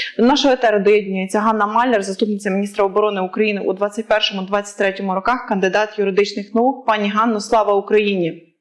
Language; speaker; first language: Ukrainian; native; Ukrainian